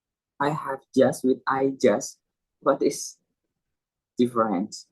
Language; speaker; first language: English; non-native, learner; Indonesian